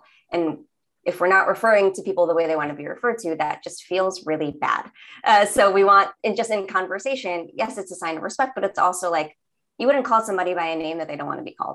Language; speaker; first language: English; native; English